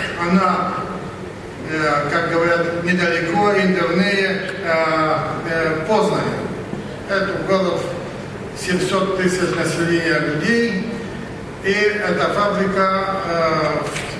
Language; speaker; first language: Russian; non-native, learner; Polish